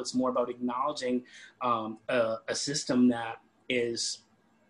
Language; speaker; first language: English; native; English